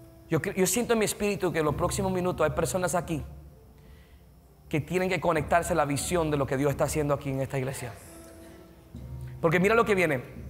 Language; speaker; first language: Spanish; early bilingual, heritage; Spanish